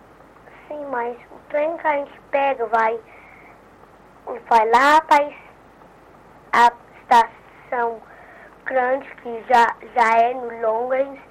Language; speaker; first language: Portuguese; early bilingual, heritage; Portuguese